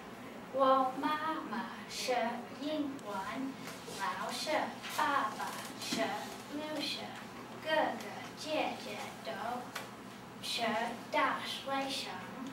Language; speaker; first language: Chinese; non-native, learner; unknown